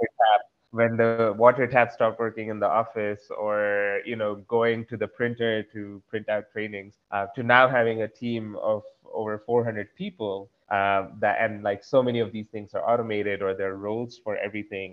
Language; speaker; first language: English; non-native, local second language; Marathi